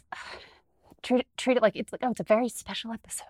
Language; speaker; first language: English; native; English